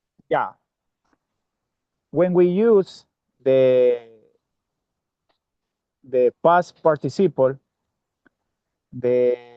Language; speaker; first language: English; non-native, learner; Spanish